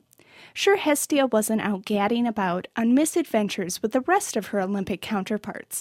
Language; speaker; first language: English; native; English